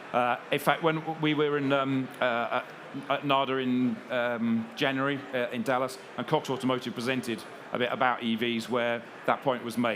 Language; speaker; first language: English; native; English